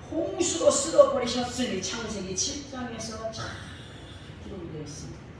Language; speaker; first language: Korean; native; Korean